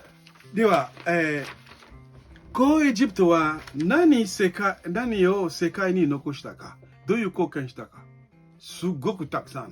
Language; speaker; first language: Japanese; non-native, fluent; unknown